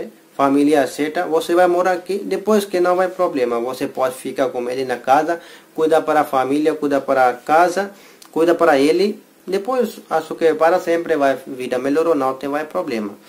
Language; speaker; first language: Portuguese; non-native, learner; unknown